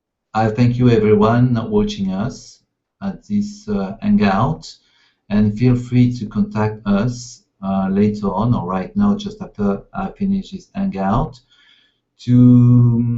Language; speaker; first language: English; non-native, fluent; French